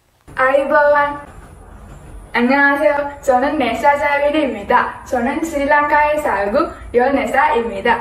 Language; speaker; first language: Korean; non-native, learner; Sinhala